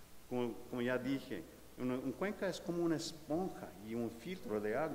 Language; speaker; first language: Spanish; non-native, fluent; English